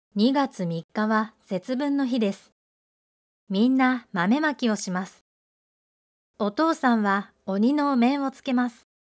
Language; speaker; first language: Japanese; native; Japanese